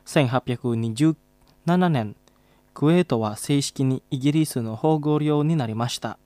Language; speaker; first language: Japanese; non-native, fluent; Indonesian